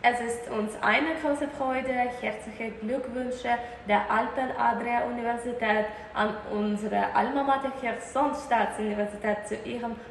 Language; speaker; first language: German; non-native, fluent; Ukrainian